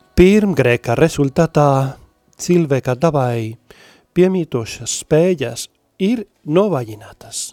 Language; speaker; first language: Latvian; non-native, learner; Spanish